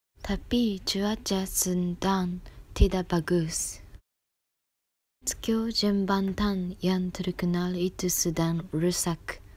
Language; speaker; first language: Indonesian; non-native, learner; Japanese